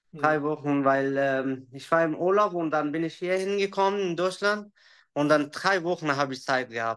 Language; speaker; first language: German; non-native, learner; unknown